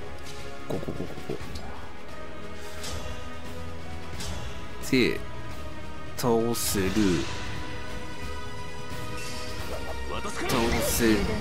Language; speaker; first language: Japanese; native; Japanese